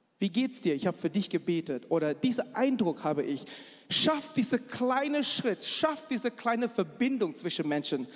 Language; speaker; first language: German; non-native, fluent; Chinese